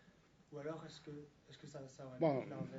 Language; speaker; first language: French; native; French